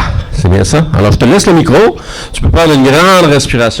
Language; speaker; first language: French; native; French